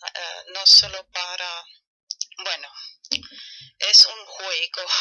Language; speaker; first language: Spanish; non-native, fluent; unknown